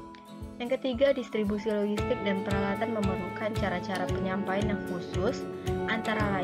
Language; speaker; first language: Indonesian; native; Indonesian